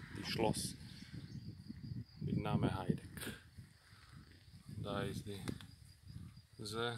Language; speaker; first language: German; non-native, learner; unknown